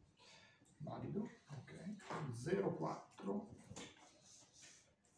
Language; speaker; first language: Italian; native; Italian